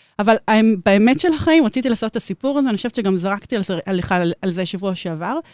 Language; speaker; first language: Hebrew; native; Hebrew